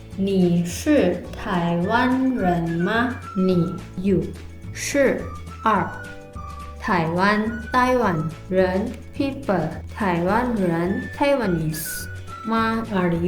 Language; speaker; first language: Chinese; non-native, fluent; Indonesian